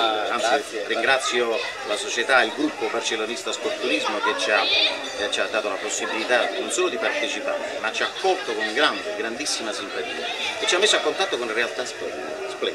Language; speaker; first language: Italian; native; Italian